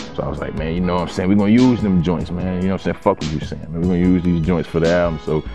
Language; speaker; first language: English; native; English